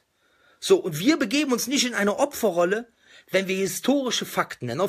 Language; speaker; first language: German; native; German